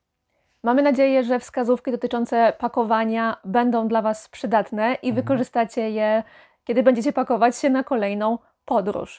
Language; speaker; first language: Polish; native; Polish